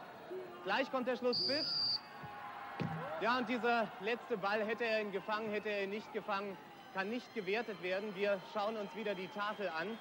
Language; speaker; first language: German; native; German